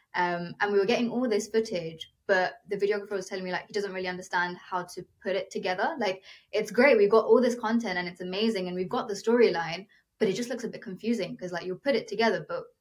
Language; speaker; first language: English; non-native, local second language; Telugu